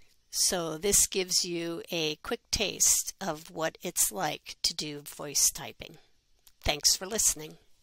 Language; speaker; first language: English; native; English